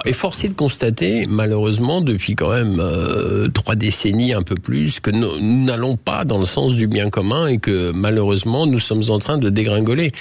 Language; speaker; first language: French; native; French